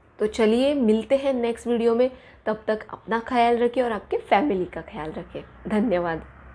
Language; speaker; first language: Hindi; non-native, local second language; Marathi